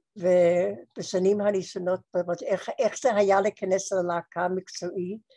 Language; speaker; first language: Hebrew; native; Hebrew